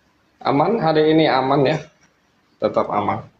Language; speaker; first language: Indonesian; non-native, local second language; Hakka Chinese